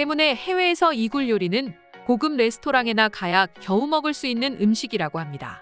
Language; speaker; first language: Korean; native; Korean